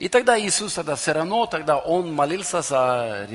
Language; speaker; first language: Russian; non-native, learner; Norwegian